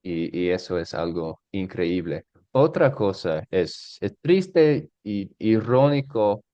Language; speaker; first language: Spanish; non-native, fluent; English